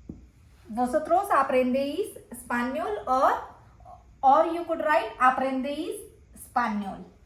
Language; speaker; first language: Spanish; non-native, fluent; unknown